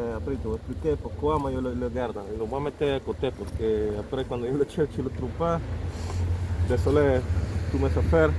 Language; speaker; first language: French; non-native, learner; Spanish